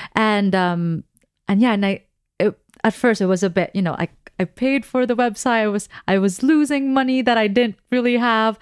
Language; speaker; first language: English; non-native, local second language; Filipino